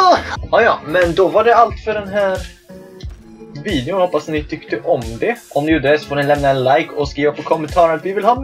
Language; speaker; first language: Swedish; native; Swedish